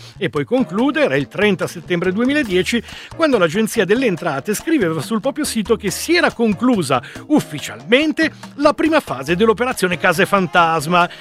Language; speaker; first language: Italian; native; Italian